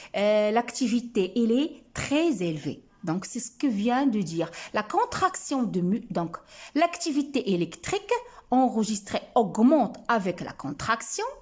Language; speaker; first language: French; non-native, local second language; Arabic